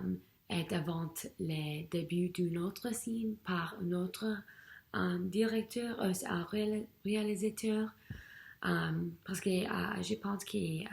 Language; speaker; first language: French; non-native, learner; English